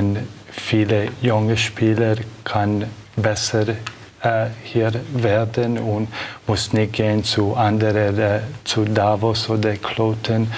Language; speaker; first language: German; non-native, learner; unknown